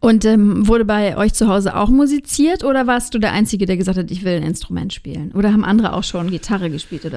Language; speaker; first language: German; native; German